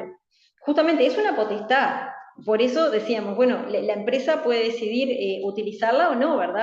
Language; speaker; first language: Spanish; native; Spanish